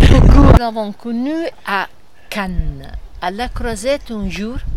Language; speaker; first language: French; non-native, learner; Italian